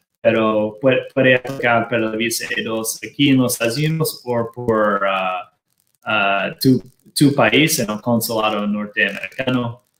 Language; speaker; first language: Spanish; non-native, fluent; Portuguese